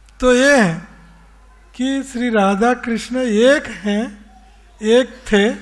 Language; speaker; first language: Hindi; non-native, local second language; Gujarati